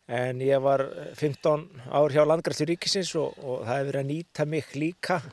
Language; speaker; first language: Icelandic; native; Icelandic